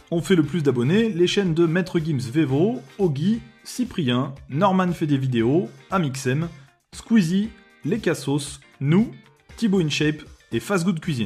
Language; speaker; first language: French; native; French